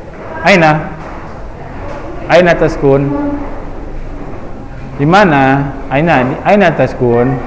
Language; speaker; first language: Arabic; non-native, fluent; Indonesian